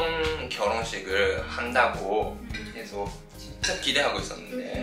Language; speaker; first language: Korean; non-native, fluent; Japanese